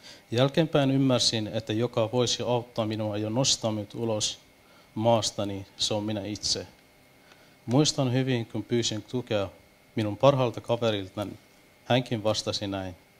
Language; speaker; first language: Finnish; non-native, fluent; Persian